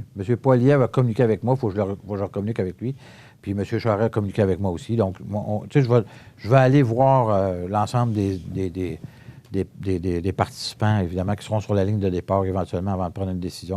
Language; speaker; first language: French; native; French